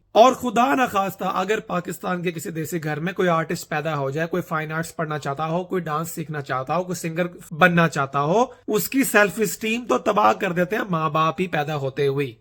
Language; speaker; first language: Urdu; native; Urdu